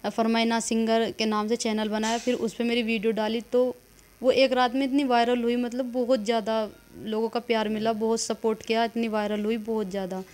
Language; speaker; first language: Hindi; native; Hindi